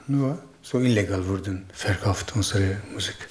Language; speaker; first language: German; non-native, learner; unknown